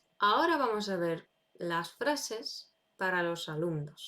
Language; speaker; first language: Spanish; non-native, fluent; Ukrainian